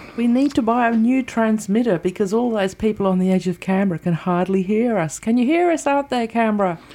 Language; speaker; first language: English; native; English